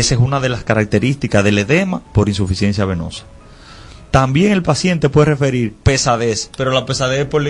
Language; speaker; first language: Spanish; native; Spanish